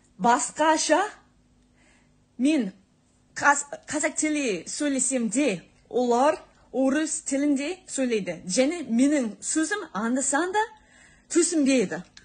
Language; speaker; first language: Kazakh; non-native, learner; English